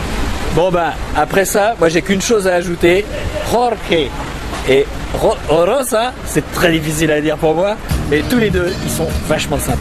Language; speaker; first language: French; native; French